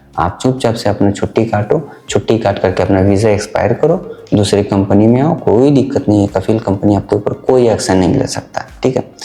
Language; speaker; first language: Hindi; native; Hindi